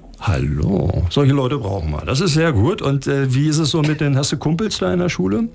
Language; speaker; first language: German; native; German